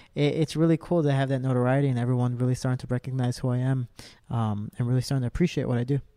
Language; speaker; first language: English; native; English